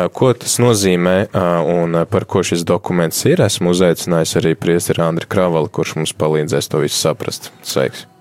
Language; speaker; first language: Latvian; native; Latvian